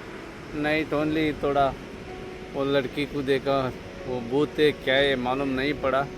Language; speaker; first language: Hindi; non-native, local second language; Kannada